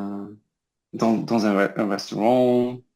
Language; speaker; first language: French; non-native, learner; English